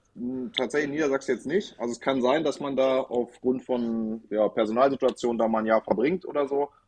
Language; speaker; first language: German; native; German